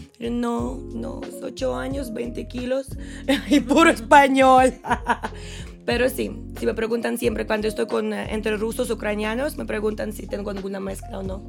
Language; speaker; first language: Spanish; non-native, fluent; Russian